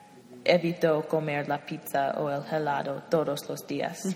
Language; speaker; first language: Spanish; non-native, learner; English